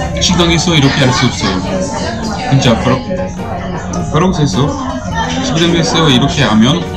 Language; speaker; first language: Korean; non-native, learner; French